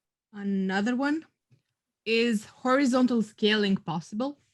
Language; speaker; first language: English; non-native, fluent; Romanian